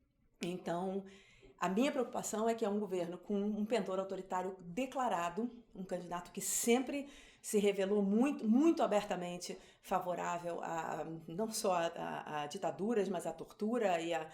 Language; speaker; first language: Portuguese; native; Portuguese